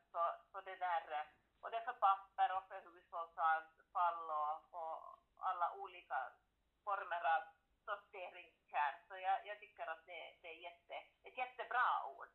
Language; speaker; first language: Swedish; native; Swedish